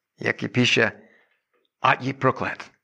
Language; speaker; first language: Czech; non-native, learner; English